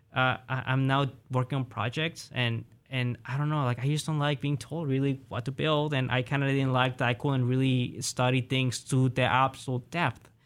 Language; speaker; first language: English; early bilingual, other home language; Spanish